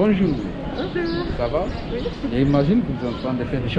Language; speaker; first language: French; non-native, learner; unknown